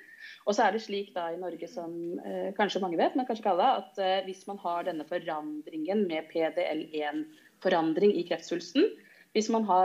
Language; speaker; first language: Norwegian; native; Norwegian